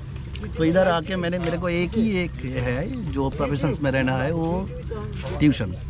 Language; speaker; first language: Hindi; non-native, local second language; Bangla